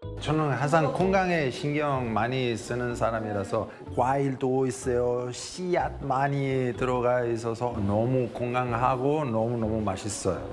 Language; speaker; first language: Korean; non-native, fluent; Italian